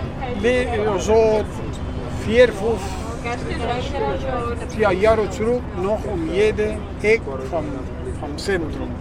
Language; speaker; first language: German; early bilingual, heritage; Spanish